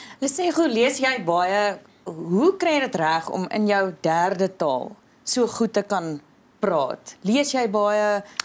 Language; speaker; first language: Afrikaans; native; Afrikaans